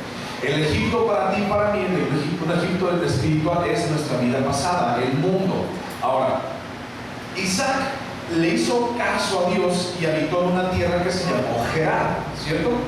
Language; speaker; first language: Spanish; native; Spanish